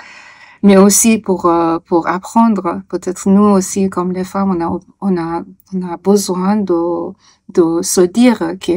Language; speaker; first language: French; non-native, fluent; Persian